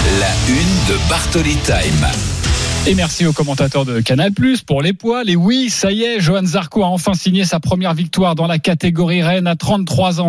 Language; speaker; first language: French; native; French